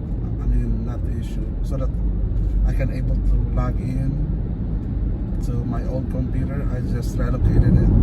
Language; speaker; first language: English; non-native, local second language; Filipino